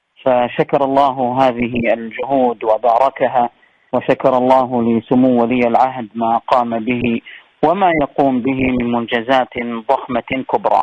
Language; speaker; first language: Arabic; native; Arabic